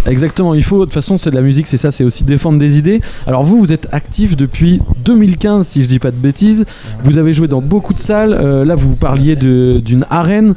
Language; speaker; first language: French; native; French